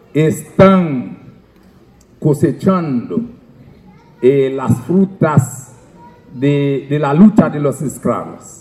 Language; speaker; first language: Spanish; non-native, fluent; Haitian Creole